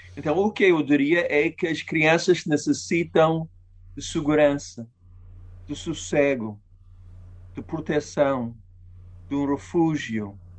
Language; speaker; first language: Portuguese; non-native, fluent; English